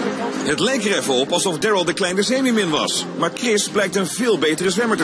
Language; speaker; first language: Dutch; native; Dutch